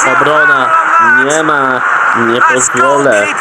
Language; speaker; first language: Polish; native; Polish